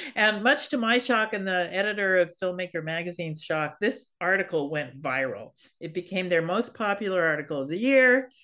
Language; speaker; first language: English; native; English